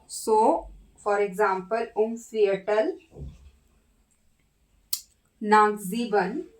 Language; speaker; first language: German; non-native, learner; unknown